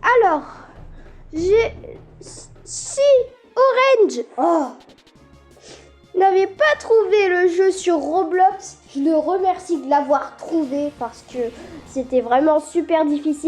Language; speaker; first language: French; native; French